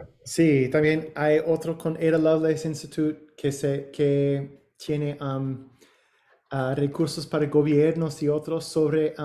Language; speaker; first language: Spanish; non-native, learner; English